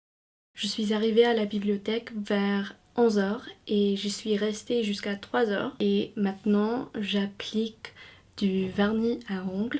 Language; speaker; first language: French; non-native, fluent; English